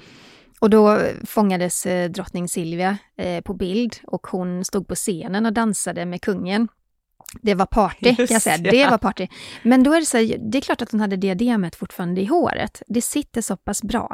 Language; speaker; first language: Swedish; native; Swedish